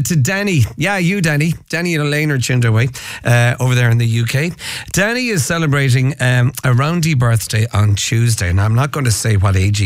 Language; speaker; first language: English; native; English